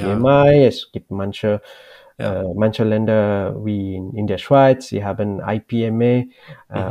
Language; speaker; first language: German; non-native, learner; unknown